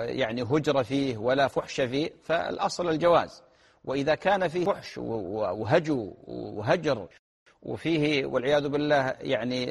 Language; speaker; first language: Arabic; native; Arabic